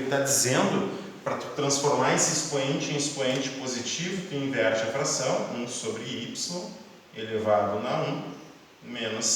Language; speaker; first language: Portuguese; native; Portuguese